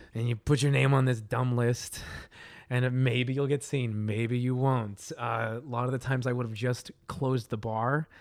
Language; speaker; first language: English; native; English